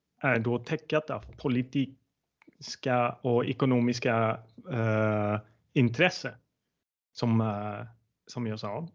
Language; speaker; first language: Swedish; non-native, fluent; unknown